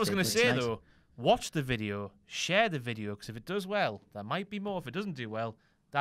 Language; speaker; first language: English; native; English